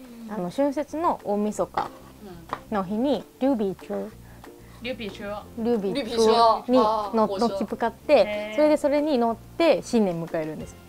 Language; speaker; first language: Japanese; native; Japanese